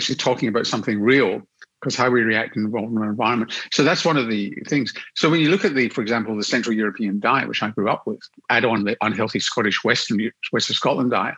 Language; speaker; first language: English; native; English